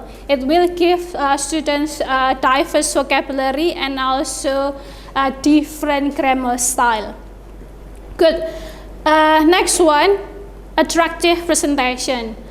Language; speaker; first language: English; non-native, fluent; Indonesian